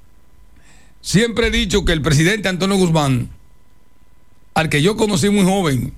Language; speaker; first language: Spanish; native; Spanish